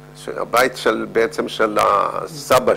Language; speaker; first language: Hebrew; non-native, fluent; Dutch